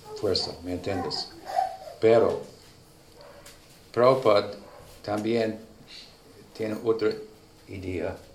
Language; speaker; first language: Spanish; non-native, learner; English